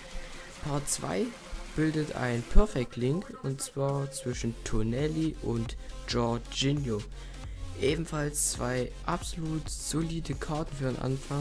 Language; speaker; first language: German; native; German